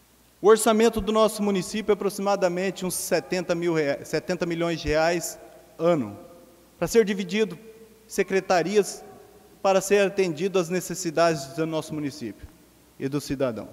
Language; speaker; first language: Portuguese; native; Portuguese